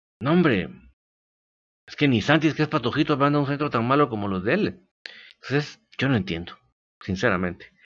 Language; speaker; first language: Spanish; native; Spanish